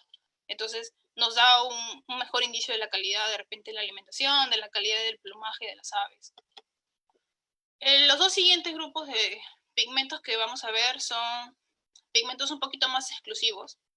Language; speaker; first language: Spanish; native; Spanish